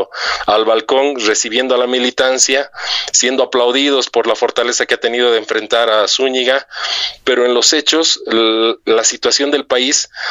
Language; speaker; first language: Spanish; native; Spanish